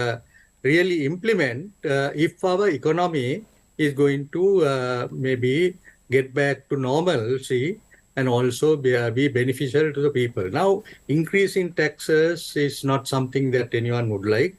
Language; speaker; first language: English; non-native, local second language; Sinhala